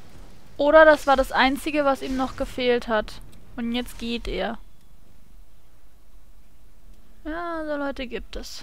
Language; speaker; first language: German; native; German